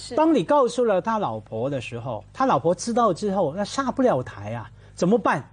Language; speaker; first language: Chinese; non-native, local second language; Cantonese